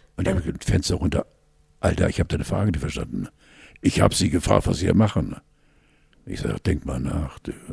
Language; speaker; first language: German; native; German